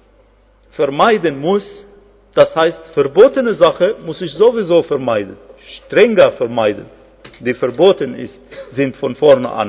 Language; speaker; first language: German; non-native, fluent; Arabic